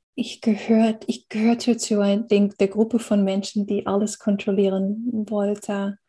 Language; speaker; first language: German; non-native, fluent; English